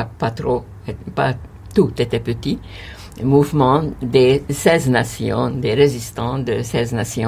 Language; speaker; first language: French; non-native, fluent; Hungarian